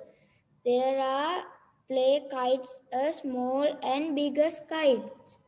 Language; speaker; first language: English; non-native, learner; Sinhala